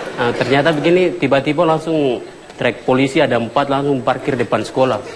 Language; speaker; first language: Indonesian; non-native, local second language; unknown